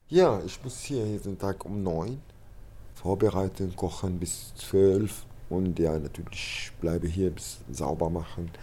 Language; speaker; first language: German; non-native, learner; Arabic